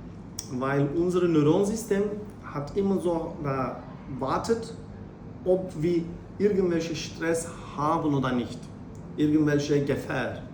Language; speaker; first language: German; non-native, learner; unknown